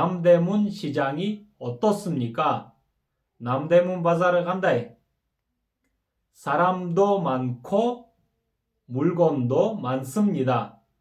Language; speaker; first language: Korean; non-native, fluent; Kyrgyz